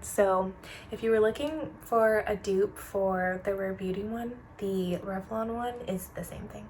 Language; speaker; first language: English; native; English